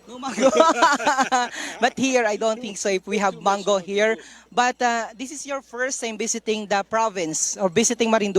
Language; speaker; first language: English; non-native, local second language; Filipino